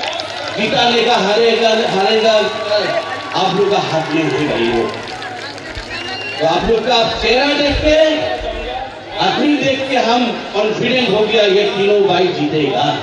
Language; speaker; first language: Hindi; non-native, local second language; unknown